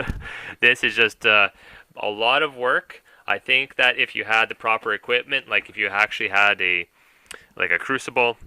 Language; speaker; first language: English; native; English